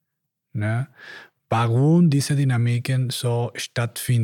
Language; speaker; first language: German; non-native, learner; Spanish